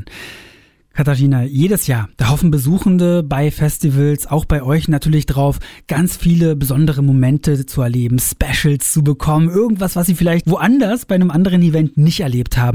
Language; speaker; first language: German; native; German